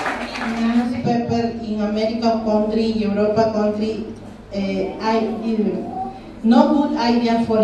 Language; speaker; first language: English; non-native, learner; Spanish